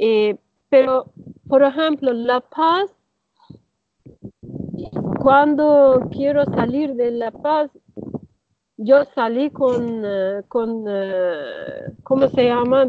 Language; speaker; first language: Spanish; non-native, learner; Turkish